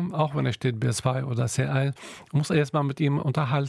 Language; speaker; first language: German; non-native, local second language; Arabic